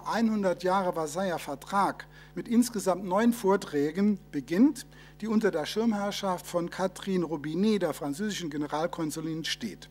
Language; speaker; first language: German; native; German